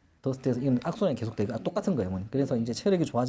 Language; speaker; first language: Korean; native; Korean